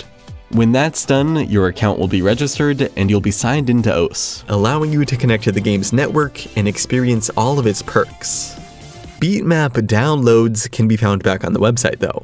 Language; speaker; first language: English; native; English